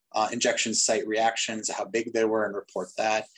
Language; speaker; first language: English; native; English